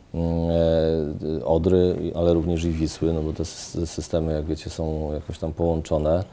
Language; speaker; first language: Polish; native; Polish